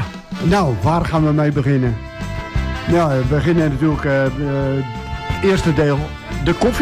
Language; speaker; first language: Dutch; native; Dutch